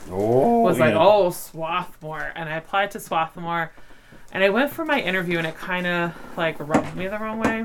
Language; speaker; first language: English; native; English